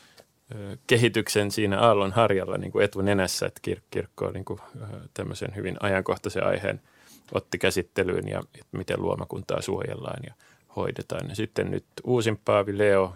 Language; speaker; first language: Finnish; native; Finnish